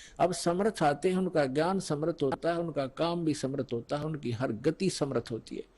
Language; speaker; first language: Hindi; native; Hindi